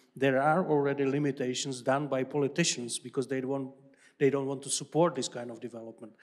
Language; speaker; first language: English; non-native, fluent; Czech